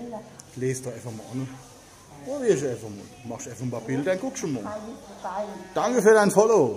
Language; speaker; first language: German; native; German